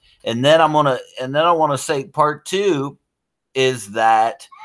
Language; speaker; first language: English; native; English